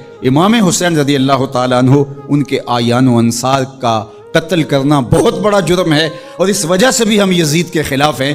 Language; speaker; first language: Urdu; native; Urdu